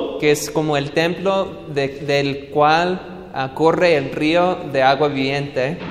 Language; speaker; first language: Spanish; non-native, fluent; English